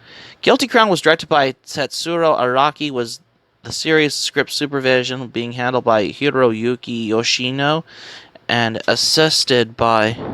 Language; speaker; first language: English; native; English